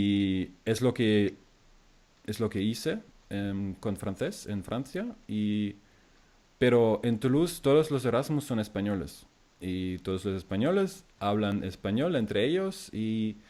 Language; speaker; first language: Spanish; non-native, fluent; German